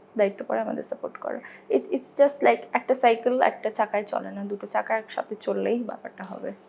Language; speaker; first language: Bangla; non-native, local second language; Hindi